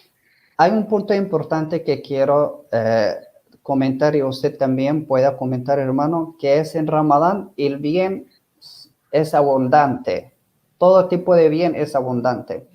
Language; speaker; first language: Spanish; non-native, fluent; Arabic